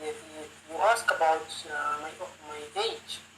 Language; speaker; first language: English; non-native, learner; Turkish